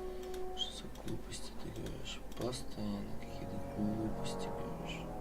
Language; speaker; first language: Russian; native; Russian